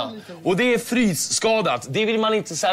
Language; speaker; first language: Swedish; native; Swedish